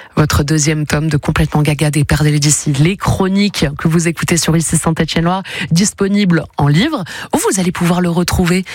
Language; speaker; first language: French; native; French